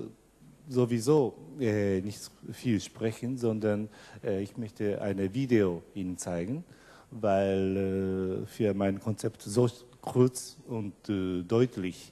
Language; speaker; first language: German; non-native, learner; Japanese